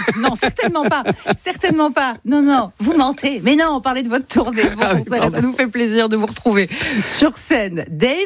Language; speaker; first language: French; native; French